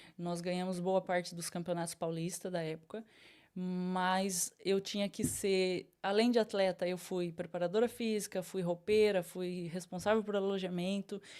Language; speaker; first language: Portuguese; native; Portuguese